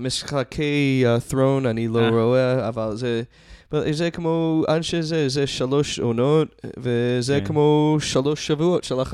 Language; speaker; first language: Hebrew; non-native, fluent; English